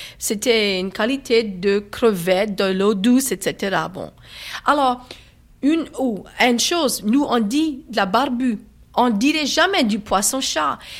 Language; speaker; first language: French; native; French